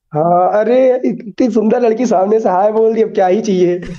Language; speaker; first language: Hindi; native; Hindi